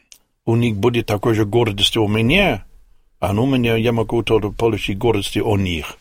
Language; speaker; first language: Russian; non-native, learner; English